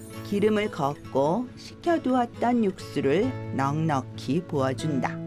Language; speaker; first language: Korean; native; Korean